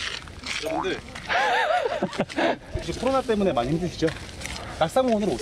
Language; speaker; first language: Korean; native; Korean